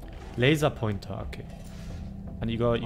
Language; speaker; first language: Korean; non-native, learner; German